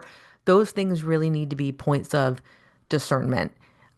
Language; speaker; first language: English; native; English